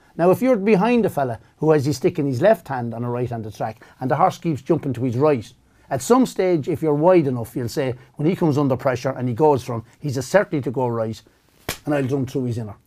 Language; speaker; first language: English; native; English